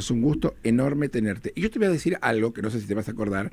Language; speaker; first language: Spanish; native; Spanish